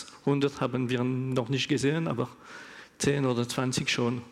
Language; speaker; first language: German; non-native, learner; French